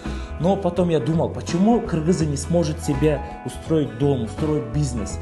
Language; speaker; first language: Russian; non-native, local second language; Kyrgyz